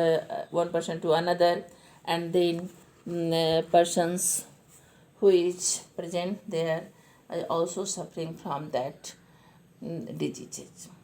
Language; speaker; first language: English; non-native, local second language; Hindi